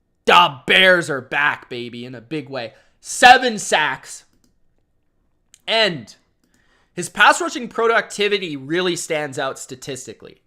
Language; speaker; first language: English; native; English